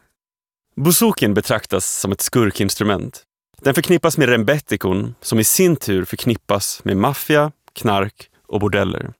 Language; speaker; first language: Swedish; native; Swedish